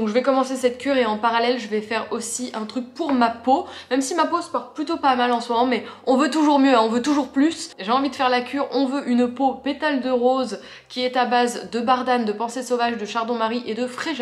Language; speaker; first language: French; native; French